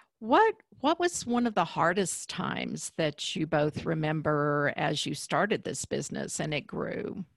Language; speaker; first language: English; native; English